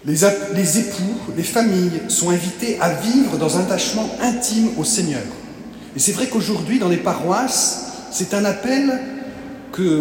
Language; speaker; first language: French; native; French